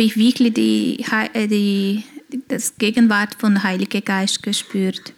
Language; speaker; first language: German; non-native, fluent; Portuguese